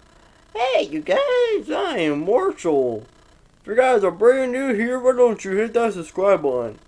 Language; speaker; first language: English; native; English